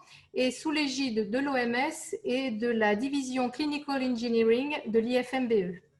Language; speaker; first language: French; native; French